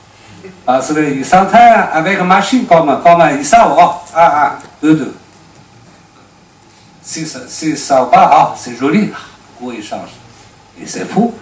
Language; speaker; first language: French; non-native, learner; Chinese